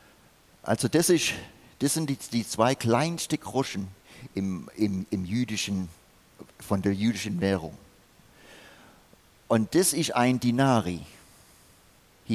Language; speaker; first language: German; non-native, fluent; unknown